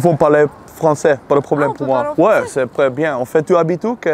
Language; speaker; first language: French; non-native, learner; Dutch